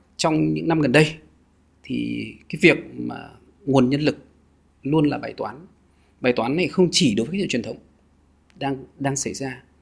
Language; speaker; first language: Vietnamese; native; Vietnamese